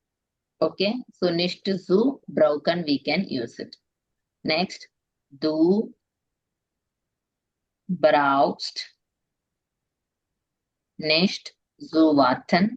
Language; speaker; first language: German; non-native, learner; Tamil